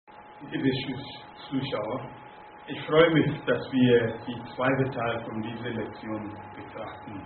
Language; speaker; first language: German; non-native, fluent; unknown